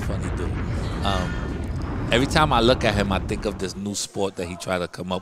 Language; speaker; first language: English; native; English